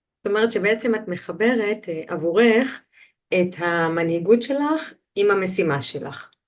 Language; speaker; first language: Hebrew; native; Hebrew